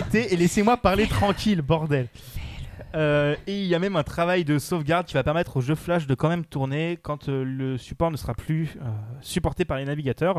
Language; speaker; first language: French; native; French